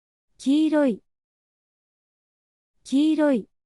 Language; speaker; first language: Japanese; native; Japanese